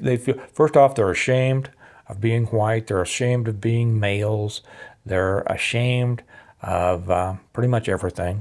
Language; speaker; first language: English; native; English